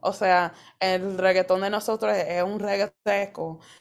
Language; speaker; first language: Spanish; early bilingual, heritage; Spanish